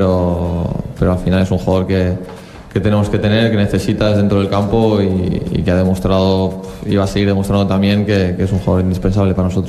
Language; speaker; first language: Spanish; native; Spanish